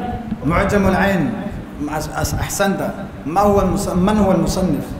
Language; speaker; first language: Arabic; non-native, fluent; Urdu